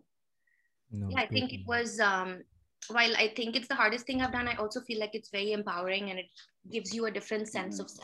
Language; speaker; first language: English; non-native, local second language; Hindi